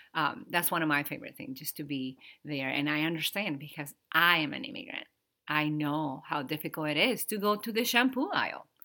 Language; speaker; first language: English; non-native, fluent; Spanish